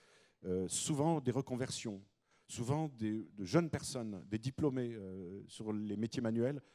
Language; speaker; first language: French; native; French